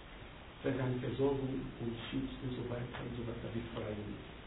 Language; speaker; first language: German; non-native, learner; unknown